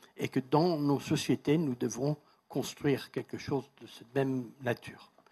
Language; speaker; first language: French; non-native, fluent; Persian